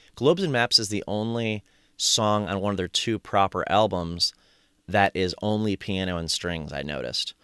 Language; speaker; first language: English; native; English